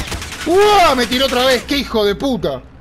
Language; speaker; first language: Spanish; native; Spanish